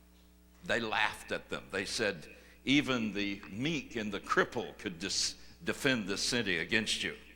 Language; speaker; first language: English; native; English